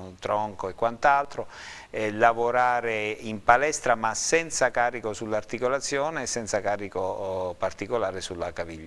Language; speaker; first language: Italian; native; Italian